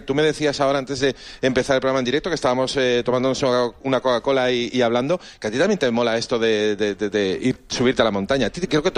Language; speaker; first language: Spanish; native; Spanish